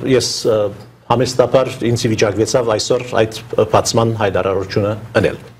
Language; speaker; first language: Armenian; native; Armenian